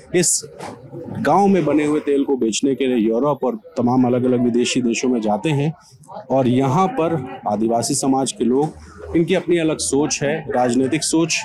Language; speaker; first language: Hindi; native; Hindi